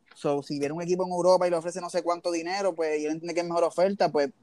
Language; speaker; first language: Spanish; native; Spanish